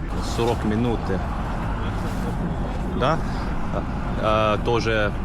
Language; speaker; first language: Russian; non-native, learner; English